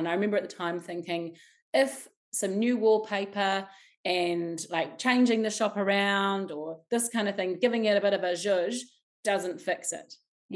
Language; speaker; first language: English; native; English